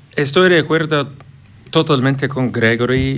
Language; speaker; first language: Spanish; non-native, fluent; English